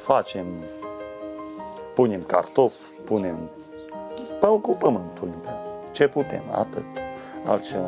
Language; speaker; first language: Romanian; non-native, local second language; Hungarian